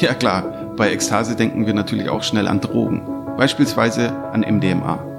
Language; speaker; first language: German; native; German